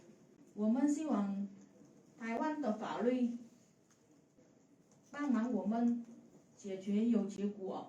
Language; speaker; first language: Chinese; non-native, learner; Vietnamese